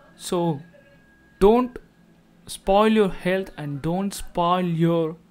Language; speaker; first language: English; non-native, local second language; Tamil